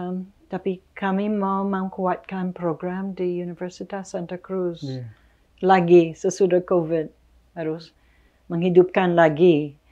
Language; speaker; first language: Indonesian; non-native, fluent; English